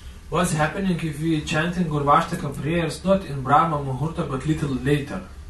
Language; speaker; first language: English; non-native, learner; Lithuanian